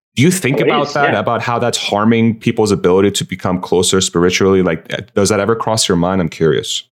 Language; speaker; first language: English; early bilingual, other home language; Persian